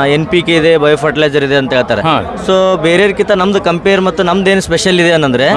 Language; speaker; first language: Kannada; native; Kannada